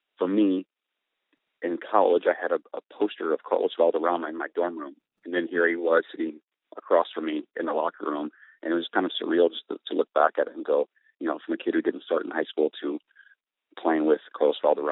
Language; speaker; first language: English; native; English